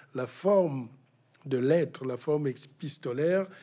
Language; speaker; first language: French; non-native, local second language; Kituba (Democratic Republic of Congo)